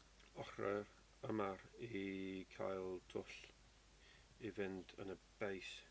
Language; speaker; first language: Welsh; non-native, learner; English